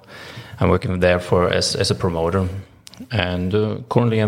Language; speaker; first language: English; non-native, fluent; German